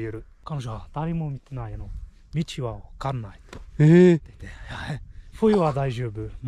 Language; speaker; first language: Japanese; non-native, learner; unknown